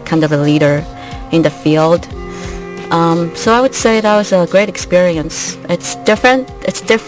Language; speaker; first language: English; non-native, fluent; Chinese